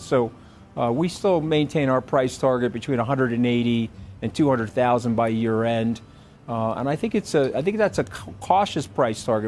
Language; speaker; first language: English; native; English